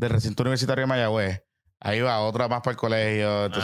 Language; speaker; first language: Spanish; native; Spanish